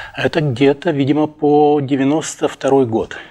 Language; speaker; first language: Russian; native; Russian